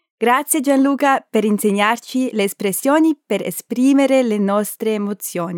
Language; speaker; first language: Italian; non-native, learner; German